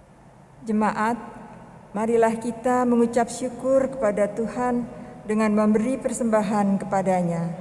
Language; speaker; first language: Indonesian; native; Indonesian